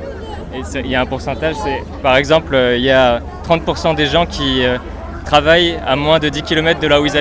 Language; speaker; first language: French; native; French